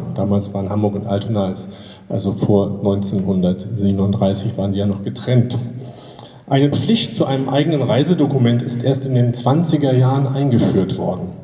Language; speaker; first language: German; native; German